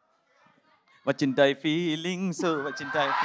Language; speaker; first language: Telugu; non-native, learner; Tamil